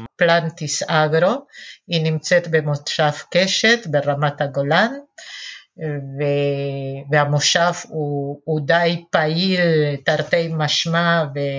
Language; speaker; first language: Hebrew; non-native, fluent; Spanish